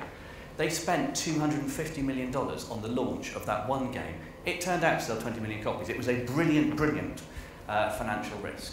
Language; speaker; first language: English; native; English